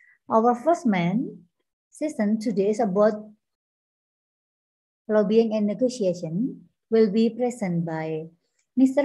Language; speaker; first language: English; non-native, learner; Indonesian